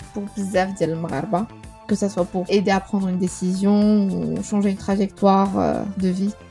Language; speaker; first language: French; non-native, local second language; Arabic